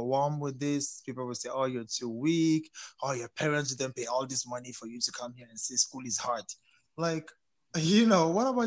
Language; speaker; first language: English; non-native, local second language; French